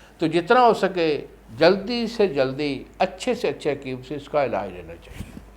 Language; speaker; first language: Urdu; non-native, local second language; Punjabi